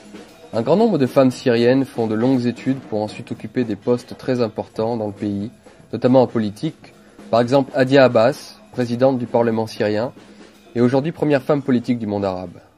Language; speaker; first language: French; native; French